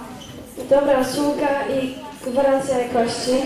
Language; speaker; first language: Polish; native; Polish